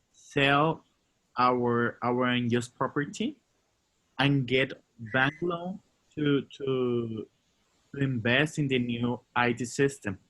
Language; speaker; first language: English; non-native, learner; Spanish